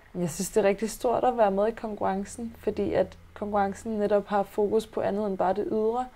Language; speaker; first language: Danish; native; Danish